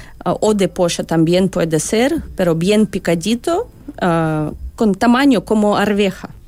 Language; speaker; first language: Spanish; non-native, learner; Russian